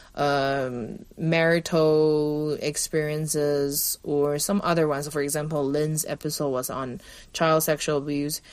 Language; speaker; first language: English; non-native, fluent; Chinese